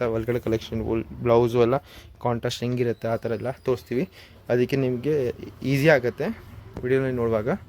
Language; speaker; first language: Kannada; non-native, local second language; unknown